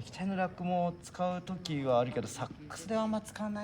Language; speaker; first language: Japanese; native; Japanese